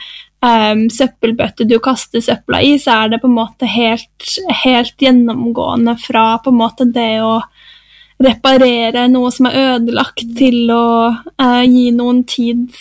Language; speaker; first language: Norwegian; native; Norwegian